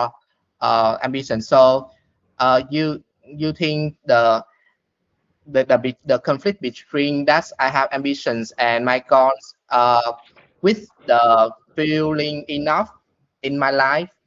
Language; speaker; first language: English; non-native, learner; Vietnamese